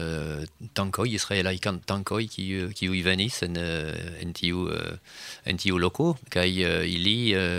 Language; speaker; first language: French; native; French